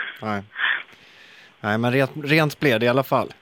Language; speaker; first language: Swedish; native; Swedish